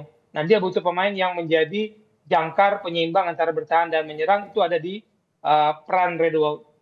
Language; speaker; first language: Indonesian; native; Indonesian